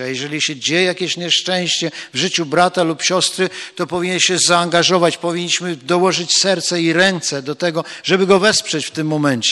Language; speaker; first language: Polish; native; Polish